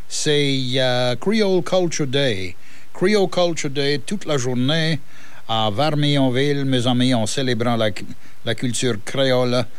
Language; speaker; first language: French; native; French